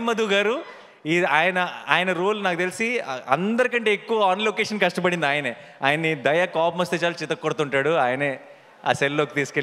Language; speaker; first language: Telugu; native; Telugu